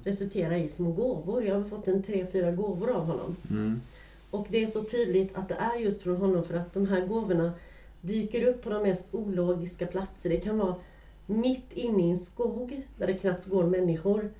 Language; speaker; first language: Swedish; native; Swedish